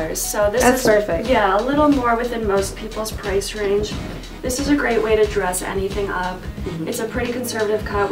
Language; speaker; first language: English; native; English